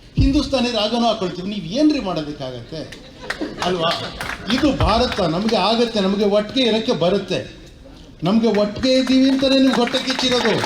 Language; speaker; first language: Kannada; native; Kannada